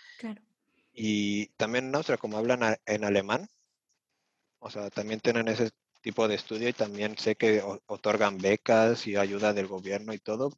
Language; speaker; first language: Spanish; native; Spanish